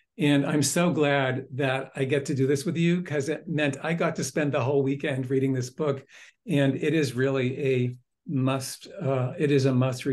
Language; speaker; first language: English; native; English